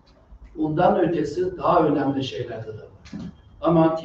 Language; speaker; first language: Turkish; non-native, fluent; Uyghur